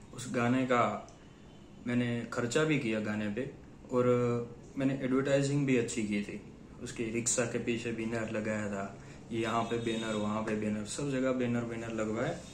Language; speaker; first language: Hindi; non-native, local second language; Gujarati